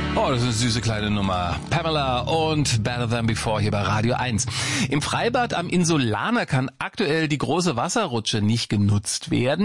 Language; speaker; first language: German; native; German